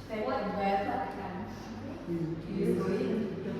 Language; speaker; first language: English; non-native, learner; Indonesian